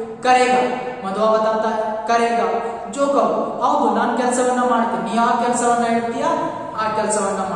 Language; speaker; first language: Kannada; native; Kannada